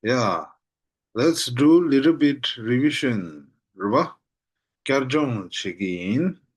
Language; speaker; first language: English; non-native, fluent; Tibetan